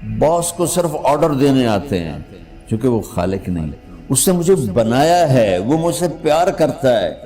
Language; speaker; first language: Urdu; non-native, local second language; Punjabi